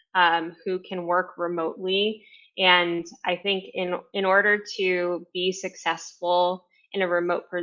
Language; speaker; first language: English; native; English